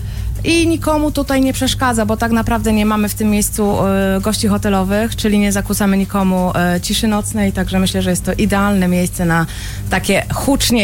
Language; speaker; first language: Polish; native; Polish